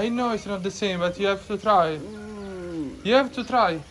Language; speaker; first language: English; non-native, fluent; Italian